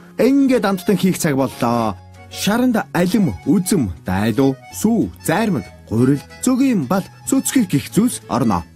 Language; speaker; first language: Mongolian; native; Mongolian